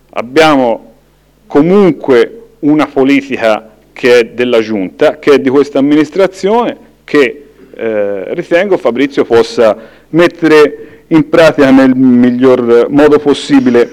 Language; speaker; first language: Italian; native; Italian